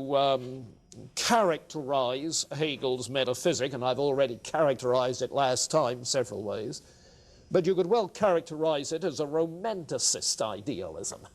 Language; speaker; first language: English; native; English